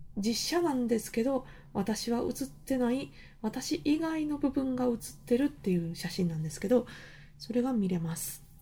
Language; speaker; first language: Japanese; native; Japanese